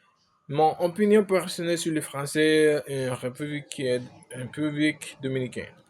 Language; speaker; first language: French; non-native, learner; Spanish